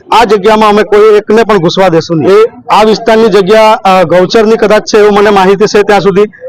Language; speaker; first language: Gujarati; native; Gujarati